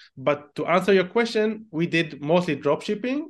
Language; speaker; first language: English; non-native, fluent; Hebrew